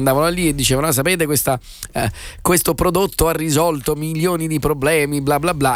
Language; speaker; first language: Italian; native; Italian